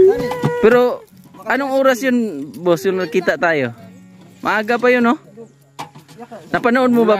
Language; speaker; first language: Filipino; non-native, local second language; Cebuano